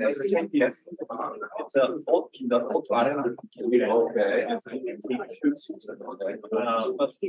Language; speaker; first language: English; non-native, learner; Czech